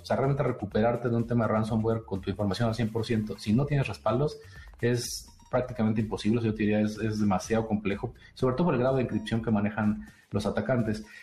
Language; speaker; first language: Spanish; native; Spanish